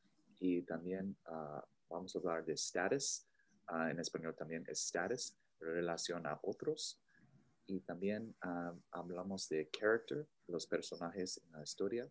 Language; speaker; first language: Spanish; non-native, fluent; English